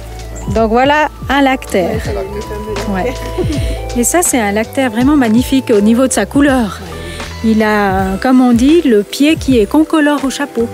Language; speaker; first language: French; native; French